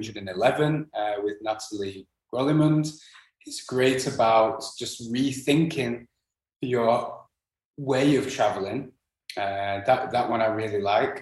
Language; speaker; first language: English; native; English